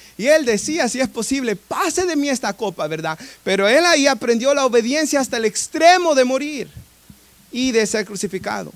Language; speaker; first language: Spanish; native; Spanish